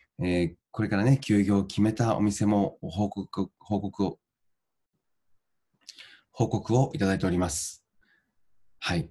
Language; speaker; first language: Japanese; native; Japanese